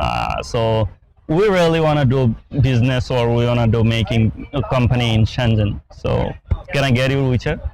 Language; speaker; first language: English; non-native, local second language; Bangla